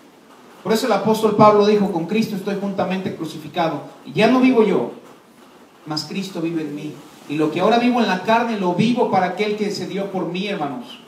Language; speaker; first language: Spanish; native; Spanish